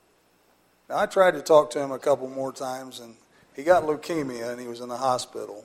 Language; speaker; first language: English; native; English